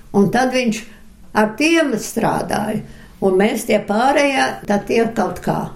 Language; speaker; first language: Latvian; early bilingual, other home language; Russian